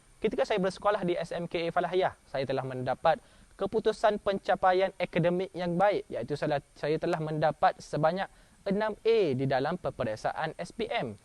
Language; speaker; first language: Malay; native; Malay